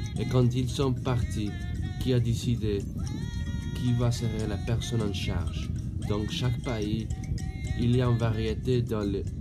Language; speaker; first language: French; non-native, learner; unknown